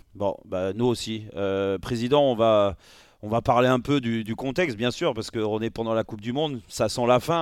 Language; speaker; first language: French; native; French